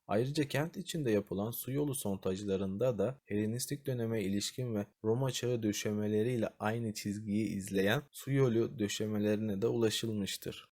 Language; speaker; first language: Turkish; native; Turkish